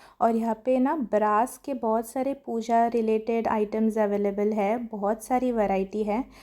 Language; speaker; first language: Hindi; non-native, local second language; Marathi